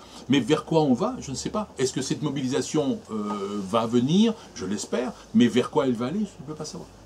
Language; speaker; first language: French; native; French